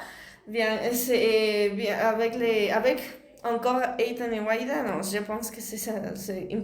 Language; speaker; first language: French; non-native, learner; Spanish